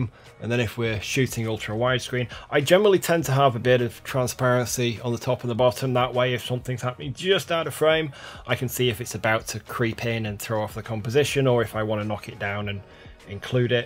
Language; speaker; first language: English; native; English